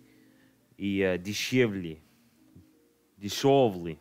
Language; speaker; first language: Russian; non-native, learner; English